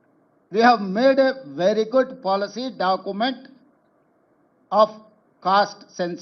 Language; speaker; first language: Hindi; non-native, local second language; Telugu